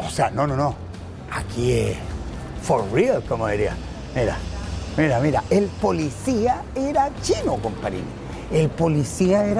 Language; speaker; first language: Spanish; native; Spanish